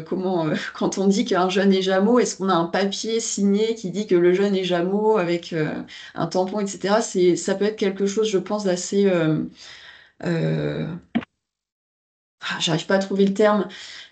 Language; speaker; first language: French; native; French